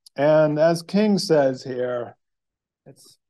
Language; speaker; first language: English; native; English